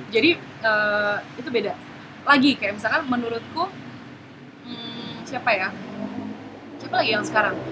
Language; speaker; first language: Indonesian; native; Indonesian